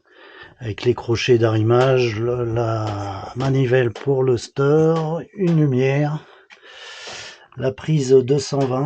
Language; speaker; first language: French; native; French